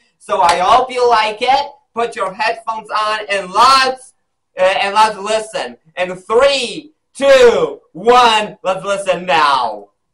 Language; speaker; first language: English; non-native, learner; Polish